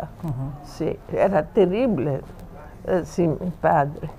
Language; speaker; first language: Spanish; non-native, fluent; Italian